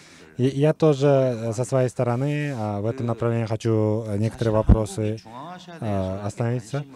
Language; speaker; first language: Russian; non-native, fluent; Korean